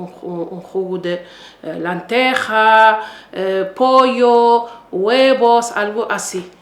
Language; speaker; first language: Spanish; non-native, fluent; Arabic